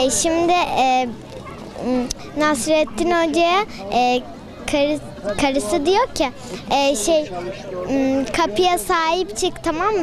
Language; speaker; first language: Turkish; non-native, learner; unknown